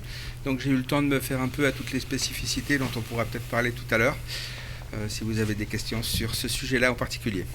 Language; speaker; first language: French; native; French